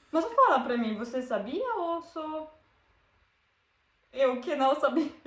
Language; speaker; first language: Portuguese; non-native, learner; German